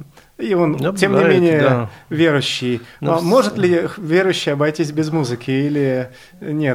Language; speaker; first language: Russian; native; Russian